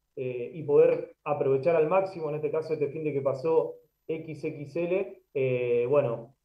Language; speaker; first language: Spanish; native; Spanish